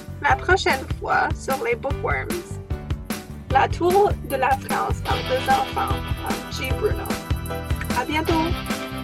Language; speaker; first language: French; non-native, fluent; English